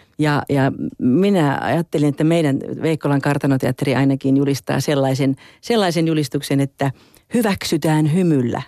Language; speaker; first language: Finnish; native; Finnish